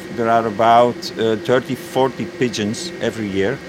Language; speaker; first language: English; non-native, fluent; Dutch